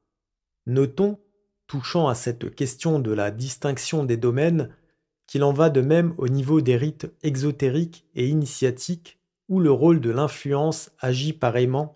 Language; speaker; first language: French; native; French